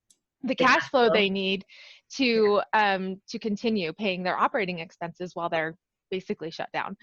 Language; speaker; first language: English; native; English